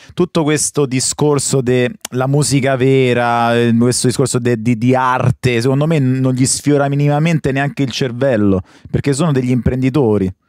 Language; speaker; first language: Italian; native; Italian